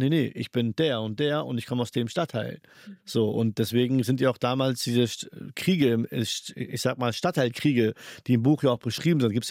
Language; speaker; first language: German; early bilingual, other home language; Urdu